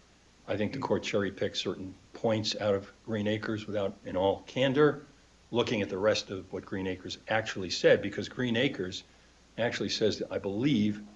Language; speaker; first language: English; native; English